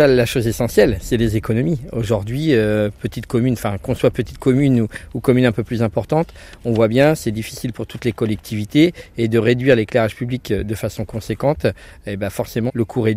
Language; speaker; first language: French; native; French